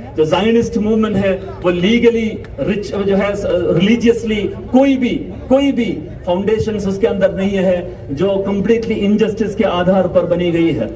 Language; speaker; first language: Urdu; non-native, local second language; Malayalam